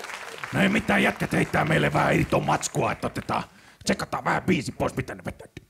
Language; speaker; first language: Finnish; native; Finnish